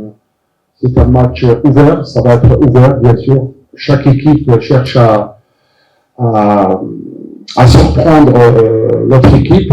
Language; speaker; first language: French; non-native, local second language; Arabic